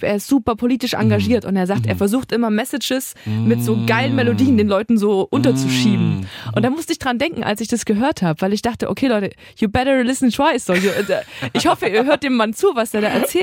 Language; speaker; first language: German; native; German